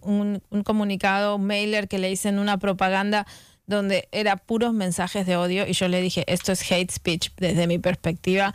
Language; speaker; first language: Spanish; native; Spanish